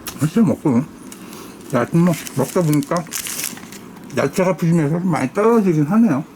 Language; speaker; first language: Korean; native; Korean